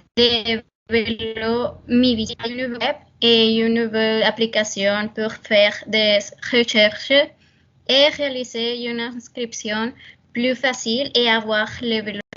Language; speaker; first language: French; non-native, learner; Spanish